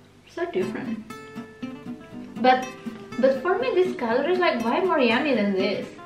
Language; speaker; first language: English; non-native, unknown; Indonesian